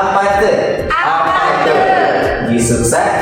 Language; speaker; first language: Korean; non-native, learner; Indonesian